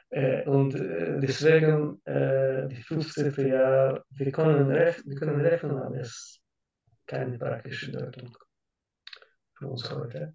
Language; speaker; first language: German; non-native, learner; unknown